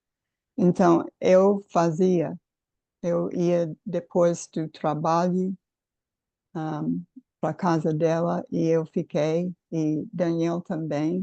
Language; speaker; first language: Portuguese; non-native, fluent; English